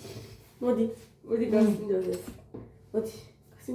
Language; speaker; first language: Georgian; native; Georgian